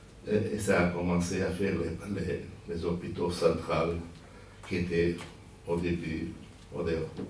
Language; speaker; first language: French; non-native, fluent; Portuguese